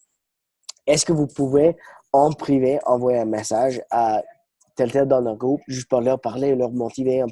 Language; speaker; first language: French; non-native, fluent; English